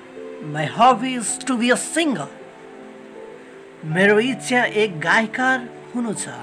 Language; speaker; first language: English; non-native, learner; Nepali